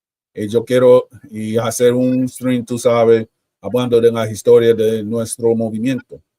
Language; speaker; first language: Spanish; early bilingual, heritage; Spanish